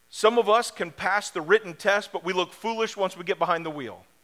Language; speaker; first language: English; native; English